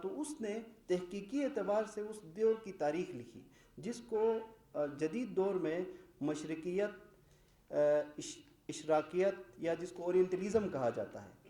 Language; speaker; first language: Urdu; non-native, local second language; Shina